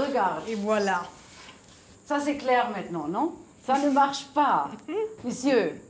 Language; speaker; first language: French; non-native, learner; German